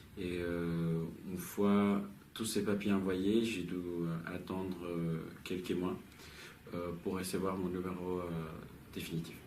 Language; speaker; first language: French; non-native, fluent; Spanish